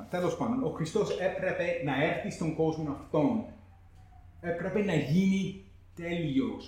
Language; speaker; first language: Greek; non-native, fluent; English